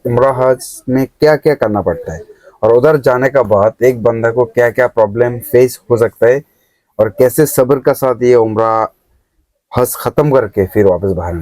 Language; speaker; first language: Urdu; non-native, learner; Bangla